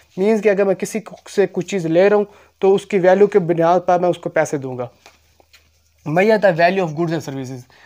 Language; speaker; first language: Urdu; non-native, local second language; Punjabi